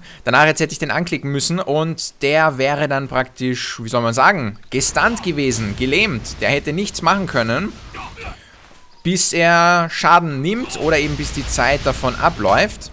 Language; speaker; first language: German; native; German